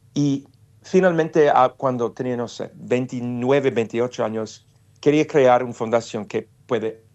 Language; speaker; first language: Spanish; non-native, fluent; English